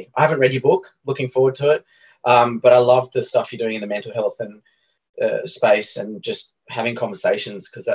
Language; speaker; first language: English; native; English